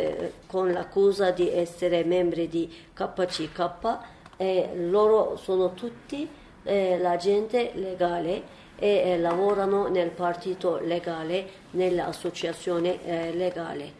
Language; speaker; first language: Italian; non-native, learner; Turkish